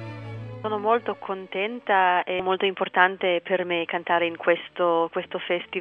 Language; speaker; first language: Italian; non-native, fluent; Hebrew